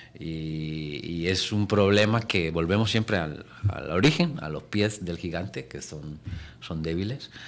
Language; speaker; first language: Spanish; native; Spanish